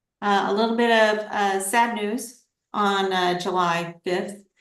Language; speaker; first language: English; native; English